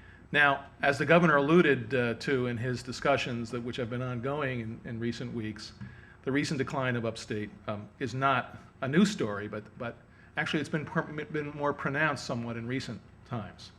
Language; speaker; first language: English; native; English